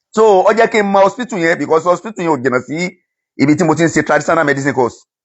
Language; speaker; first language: English; non-native, local second language; Yoruba